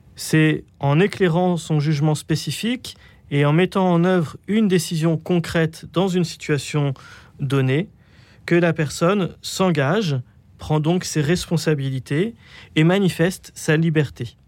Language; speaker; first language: French; native; French